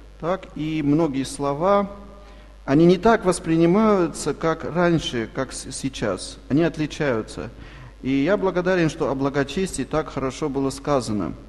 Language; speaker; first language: Russian; non-native, local second language; Armenian